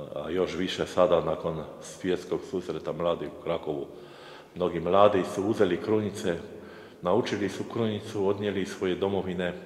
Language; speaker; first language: Serbian; non-native, fluent; Polish